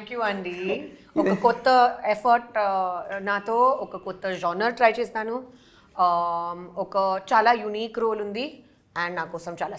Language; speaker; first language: Telugu; non-native, learner; Hindi